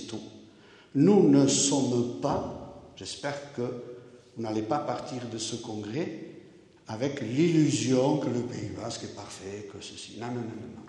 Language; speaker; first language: French; native; French